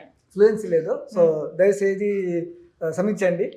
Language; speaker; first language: Telugu; non-native, learner; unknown